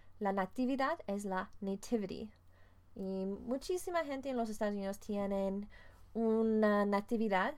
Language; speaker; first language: Spanish; non-native, fluent; English